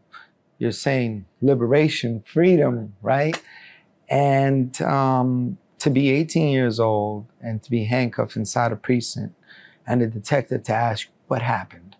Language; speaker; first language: English; native; English